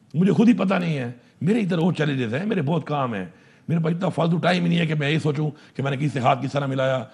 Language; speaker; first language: Urdu; non-native, local second language; Pashto